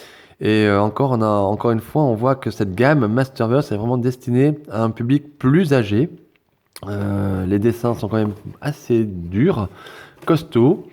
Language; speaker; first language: French; native; French